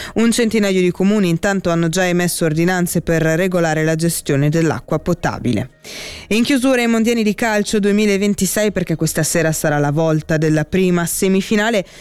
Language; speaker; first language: Italian; native; Italian